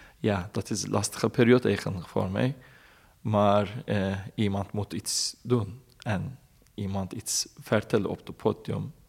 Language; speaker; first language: Dutch; non-native, learner; Turkish